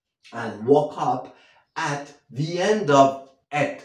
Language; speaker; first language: English; non-native, fluent; Spanish